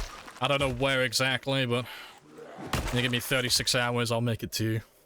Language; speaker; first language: English; native; English